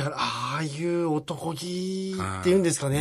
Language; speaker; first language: Japanese; native; Japanese